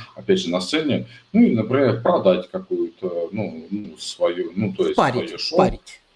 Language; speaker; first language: Russian; native; Russian